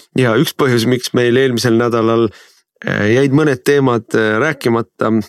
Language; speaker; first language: Estonian; native; Estonian